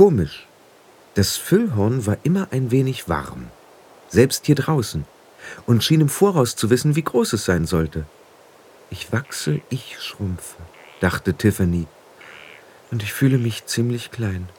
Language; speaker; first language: German; native; German